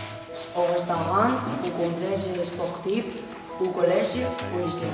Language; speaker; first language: French; non-native, learner; Spanish